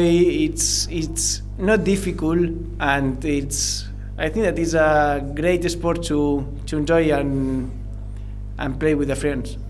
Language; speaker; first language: English; non-native, learner; Spanish